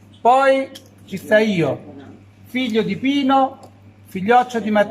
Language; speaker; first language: Italian; native; Italian